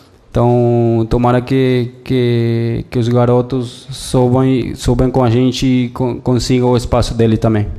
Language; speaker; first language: Portuguese; non-native, fluent; Spanish